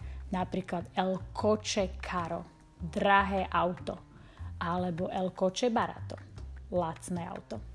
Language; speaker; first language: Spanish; non-native, fluent; Slovak